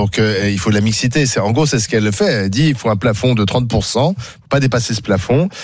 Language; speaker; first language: French; native; French